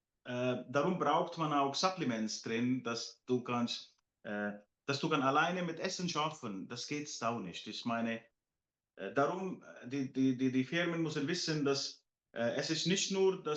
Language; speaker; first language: German; non-native, fluent; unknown